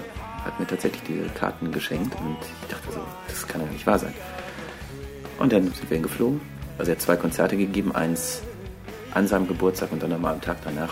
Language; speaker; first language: German; native; German